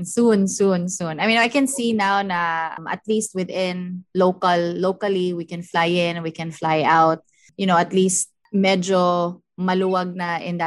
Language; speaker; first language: English; non-native, local second language; Cebuano